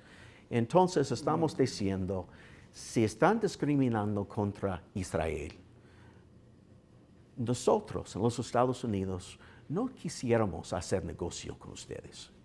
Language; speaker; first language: Spanish; non-native, learner; English